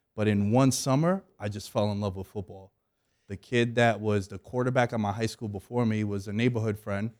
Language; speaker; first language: English; early bilingual, other home language; Greek